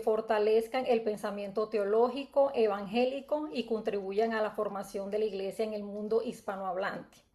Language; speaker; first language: Spanish; native; Spanish